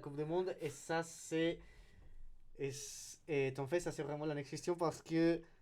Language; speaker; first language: French; non-native, learner; Spanish